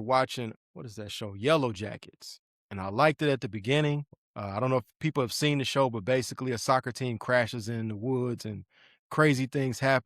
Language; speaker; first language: English; native; English